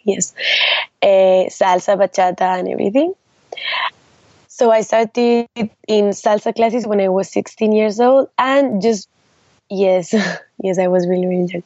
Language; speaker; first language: English; non-native, fluent; Spanish